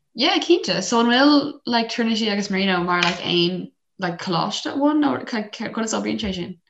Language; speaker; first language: Irish; non-native, local second language; English